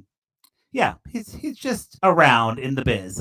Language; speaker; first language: English; native; English